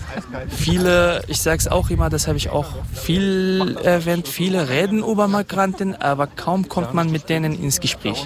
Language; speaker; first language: German; non-native, fluent; Kurdish